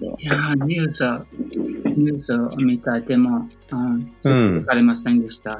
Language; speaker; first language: Japanese; non-native, learner; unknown